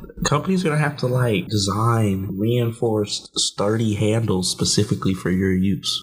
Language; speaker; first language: English; native; English